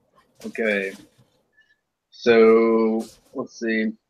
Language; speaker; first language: English; native; English